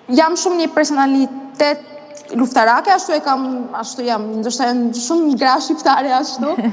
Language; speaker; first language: Albanian; early bilingual, heritage; Albanian